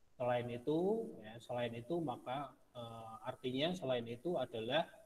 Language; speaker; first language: Indonesian; non-native, local second language; Javanese